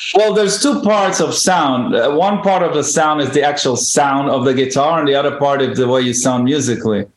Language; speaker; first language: English; non-native, fluent; Hebrew